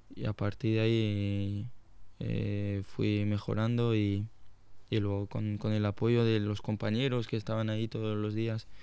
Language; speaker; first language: Spanish; non-native, fluent; French